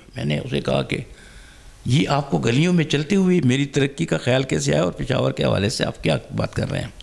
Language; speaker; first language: Urdu; non-native, local second language; Pashto